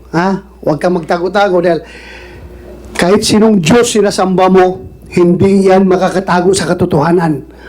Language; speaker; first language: Filipino; non-native, local second language; Cebuano